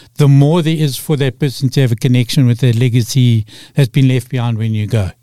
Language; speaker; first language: English; native; English